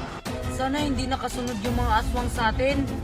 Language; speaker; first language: Filipino; native; Filipino